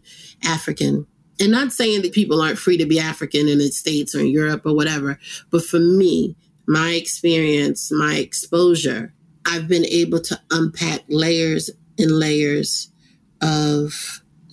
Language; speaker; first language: English; early bilingual, other home language; Krio